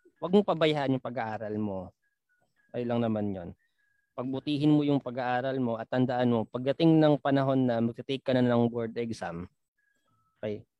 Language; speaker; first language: Filipino; non-native, local second language; Pampanga